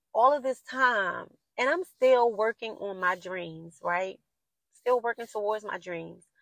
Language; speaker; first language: English; native; English